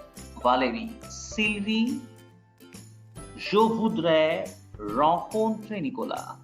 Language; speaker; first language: French; non-native, fluent; Bangla